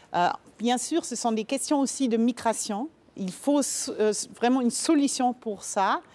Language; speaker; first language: French; non-native, fluent; German